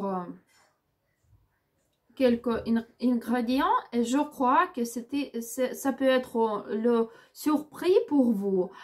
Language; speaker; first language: French; non-native, learner; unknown